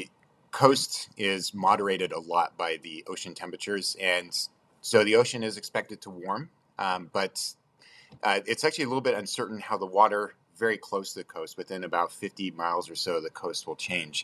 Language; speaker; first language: English; native; English